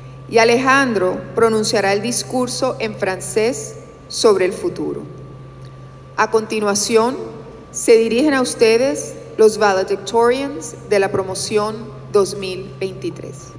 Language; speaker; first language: Spanish; native; Spanish